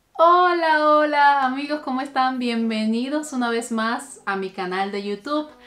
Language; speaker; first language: Spanish; native; Spanish